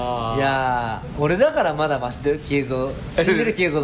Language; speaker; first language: Japanese; native; Japanese